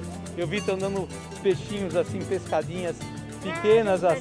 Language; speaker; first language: Portuguese; native; Portuguese